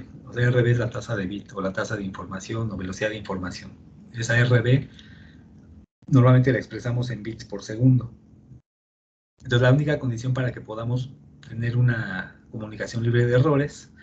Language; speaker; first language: Spanish; native; Spanish